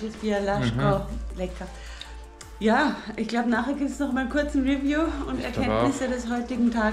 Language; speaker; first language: German; native; German